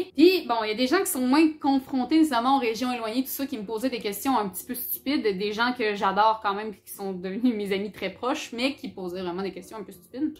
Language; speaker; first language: French; native; French